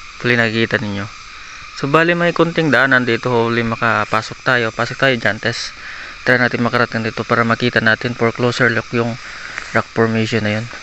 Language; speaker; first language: Filipino; native; Filipino